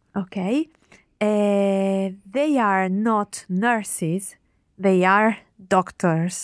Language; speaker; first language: English; non-native, fluent; Italian